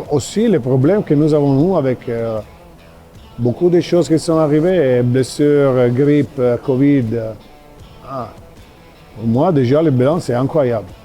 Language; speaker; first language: French; non-native, fluent; Italian